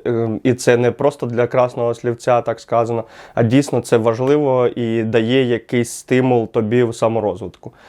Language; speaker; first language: Ukrainian; native; Ukrainian